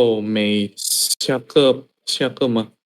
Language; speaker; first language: Chinese; non-native, learner; Indonesian